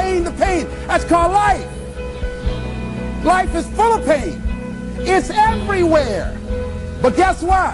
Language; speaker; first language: English; native; English